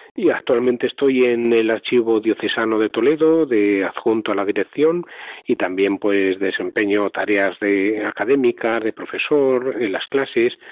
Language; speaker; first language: Spanish; native; Spanish